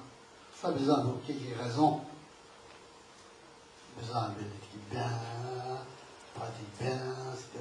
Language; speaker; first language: French; non-native, learner; Tibetan